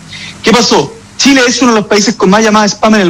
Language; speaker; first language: Spanish; native; Spanish